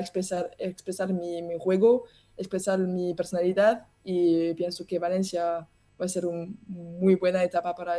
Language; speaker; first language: Spanish; non-native, learner; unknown